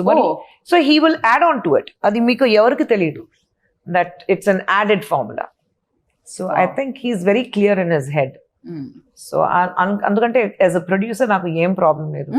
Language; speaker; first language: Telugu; non-native, fluent; Hindi